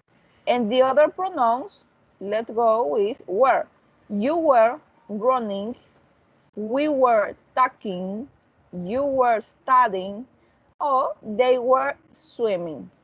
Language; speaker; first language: English; non-native, learner; Spanish